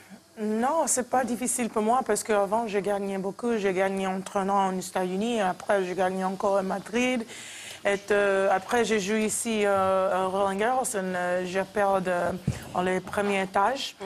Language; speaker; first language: French; non-native, learner; English